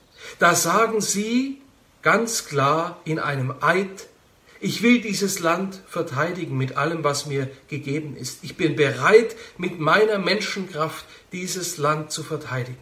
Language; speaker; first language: German; native; German